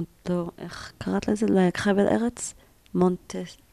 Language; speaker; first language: Hebrew; native; Hebrew